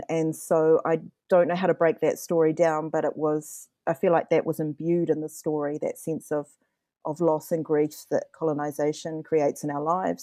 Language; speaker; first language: English; native; English